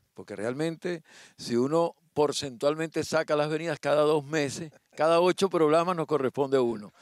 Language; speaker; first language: Spanish; native; Spanish